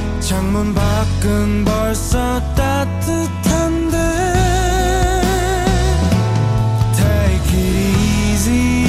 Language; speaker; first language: Korean; native; Korean